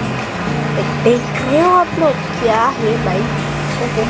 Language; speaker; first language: Hindi; non-native, learner; Bangla